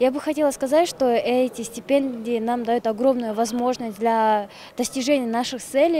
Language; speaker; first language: Russian; non-native, local second language; Kyrgyz